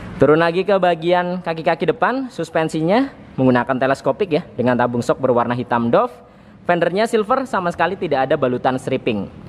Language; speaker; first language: Indonesian; native; Indonesian